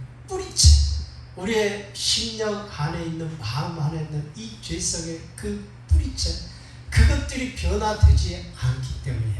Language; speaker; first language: Korean; native; Korean